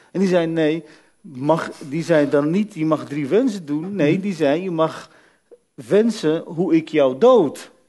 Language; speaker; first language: Dutch; early bilingual, other home language; Arabic